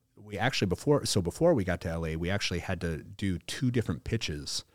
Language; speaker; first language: English; native; English